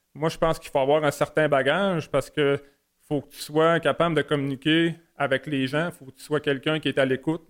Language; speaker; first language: French; native; French